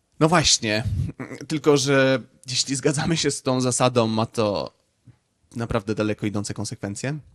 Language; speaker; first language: Polish; native; Polish